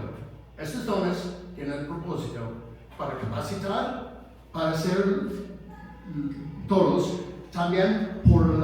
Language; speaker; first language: Spanish; non-native, fluent; English